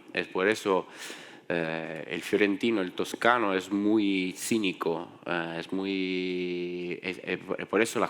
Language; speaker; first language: Spanish; non-native, fluent; Italian